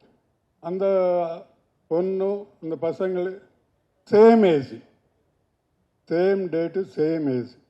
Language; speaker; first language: Tamil; non-native, learner; Telugu